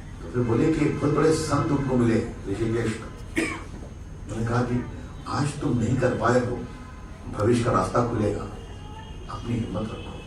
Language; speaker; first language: Hindi; native; Hindi